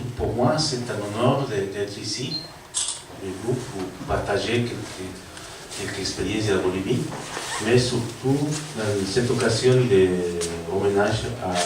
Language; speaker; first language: French; non-native, learner; Spanish